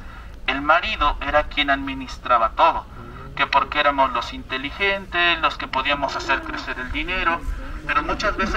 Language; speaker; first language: Spanish; native; Spanish